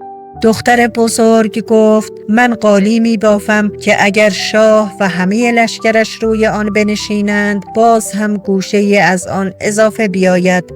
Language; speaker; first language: Persian; native; Persian